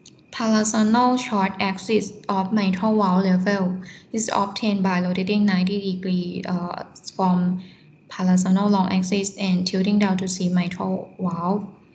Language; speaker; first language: English; non-native, fluent; Thai